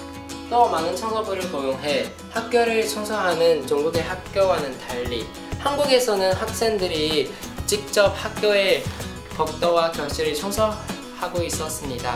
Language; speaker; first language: Korean; non-native, learner; Chinese